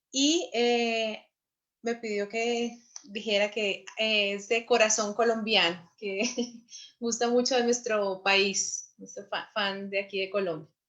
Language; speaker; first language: Spanish; native; Spanish